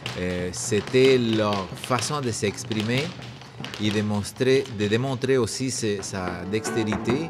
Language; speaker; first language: French; non-native, fluent; Spanish